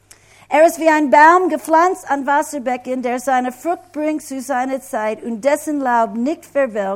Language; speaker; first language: German; non-native, fluent; English